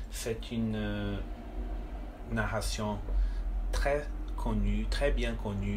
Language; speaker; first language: French; non-native, fluent; Portuguese